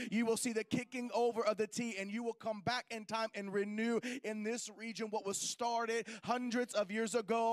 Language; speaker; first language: English; native; English